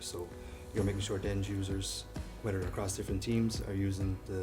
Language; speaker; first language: English; native; English